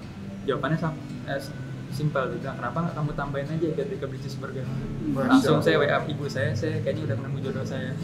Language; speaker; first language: Indonesian; native; Indonesian